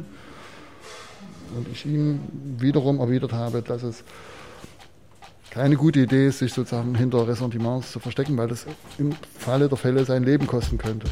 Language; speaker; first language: German; native; German